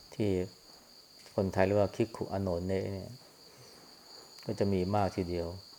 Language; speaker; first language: Thai; native; Thai